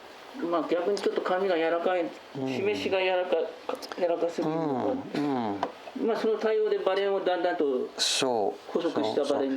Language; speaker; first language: Japanese; native; Japanese